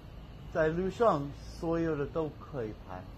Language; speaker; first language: Chinese; non-native, learner; English